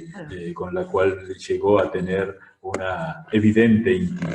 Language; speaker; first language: Spanish; native; Spanish